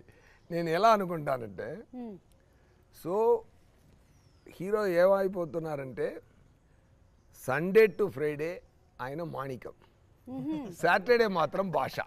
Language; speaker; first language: Telugu; non-native, learner; Tamil